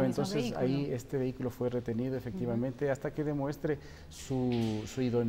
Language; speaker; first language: Spanish; native; Spanish